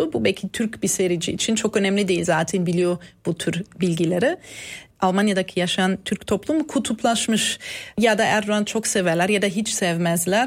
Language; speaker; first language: Turkish; non-native, fluent; German